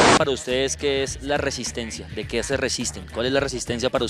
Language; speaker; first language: Spanish; native; Spanish